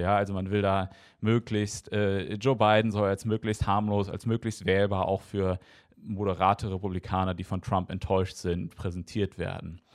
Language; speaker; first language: German; native; German